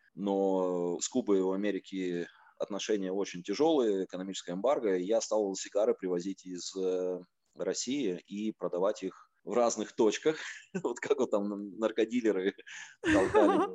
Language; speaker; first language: Russian; native; Russian